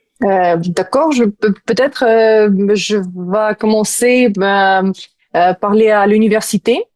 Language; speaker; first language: French; non-native, fluent; Ukrainian